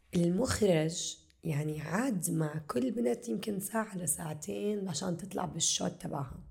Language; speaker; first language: Arabic; native; Arabic